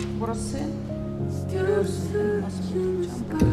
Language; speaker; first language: Turkish; non-native, learner; Russian